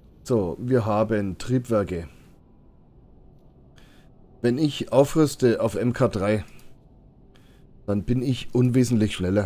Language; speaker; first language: German; native; German